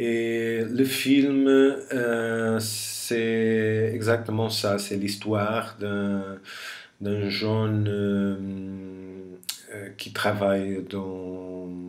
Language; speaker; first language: French; non-native, fluent; Portuguese